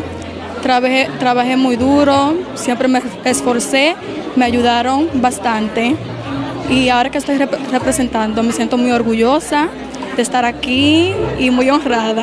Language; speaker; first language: Spanish; early bilingual, heritage; Spanish